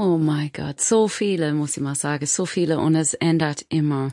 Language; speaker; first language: German; non-native, learner; English